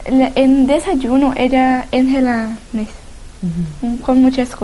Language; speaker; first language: Spanish; non-native, learner; Portuguese